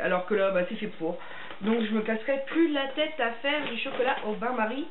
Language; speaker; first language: French; native; French